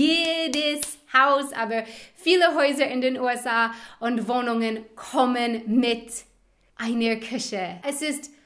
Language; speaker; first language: German; non-native, fluent; English